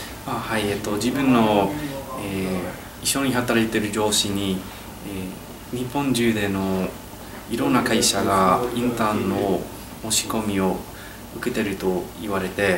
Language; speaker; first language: Japanese; non-native, learner; English